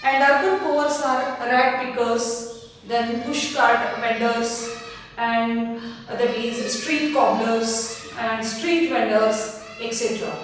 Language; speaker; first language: English; non-native, local second language; Kannada